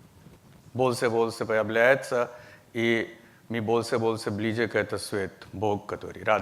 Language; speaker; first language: Russian; non-native, learner; Hindi